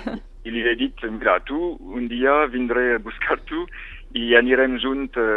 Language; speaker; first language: Catalan; non-native, fluent; French